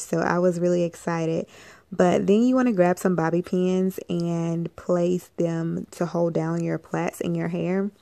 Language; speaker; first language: English; native; English